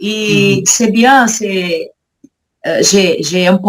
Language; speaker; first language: French; non-native, learner; Portuguese